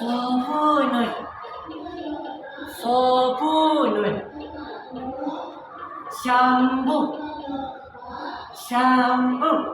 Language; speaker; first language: Arabic; non-native, learner; Malay